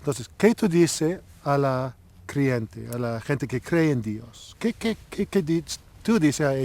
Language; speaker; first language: Spanish; non-native, learner; English